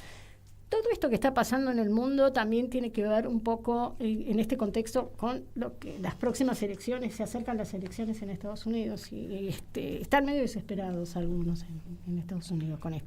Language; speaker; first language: Spanish; native; Spanish